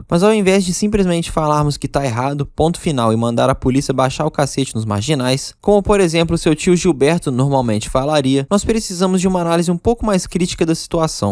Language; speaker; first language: Portuguese; native; Portuguese